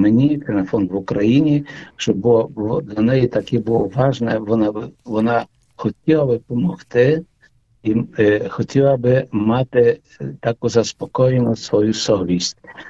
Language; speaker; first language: Ukrainian; early bilingual, heritage; Ukrainian